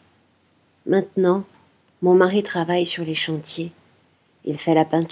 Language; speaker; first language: French; non-native, learner; Arabic